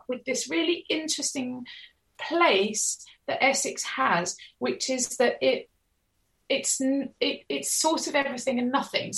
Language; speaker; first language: English; native; English